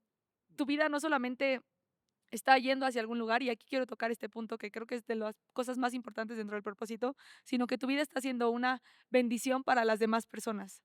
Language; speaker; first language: Spanish; native; Spanish